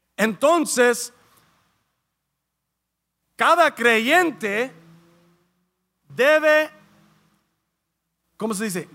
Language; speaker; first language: Spanish; early bilingual, heritage; Spanish